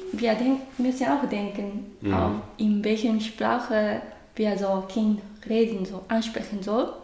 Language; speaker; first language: German; non-native, learner; Japanese